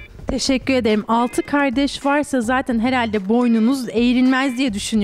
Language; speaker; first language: Turkish; native; Turkish